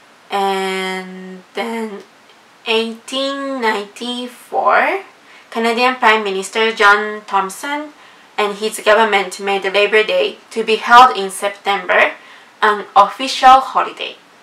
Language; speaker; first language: English; non-native, fluent; Japanese